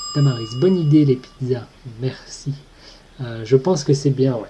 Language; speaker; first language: French; native; French